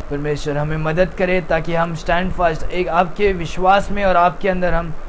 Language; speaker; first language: Hindi; non-native, local second language; Tamil